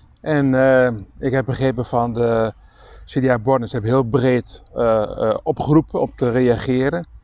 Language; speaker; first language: Dutch; native; Dutch